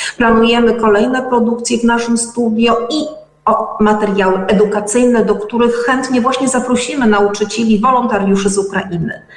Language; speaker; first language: Polish; native; Polish